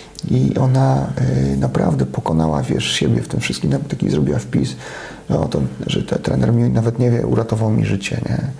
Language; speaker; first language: Polish; native; Polish